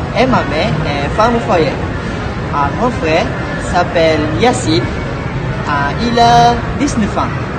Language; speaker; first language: French; non-native, learner; Malay